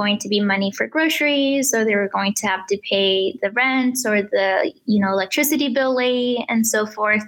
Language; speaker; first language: English; early bilingual, other home language; Spanish